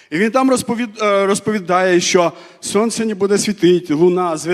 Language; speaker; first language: Ukrainian; non-native, fluent; Armenian